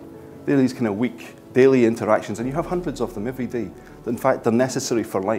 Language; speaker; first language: English; native; English